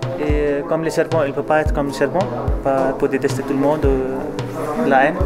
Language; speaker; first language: French; non-native, learner; Nepali